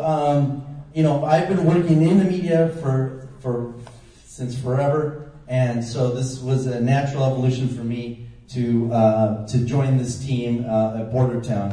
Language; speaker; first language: English; native; English